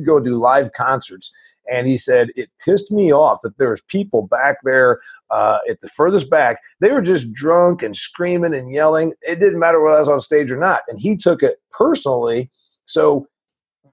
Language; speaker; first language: English; native; English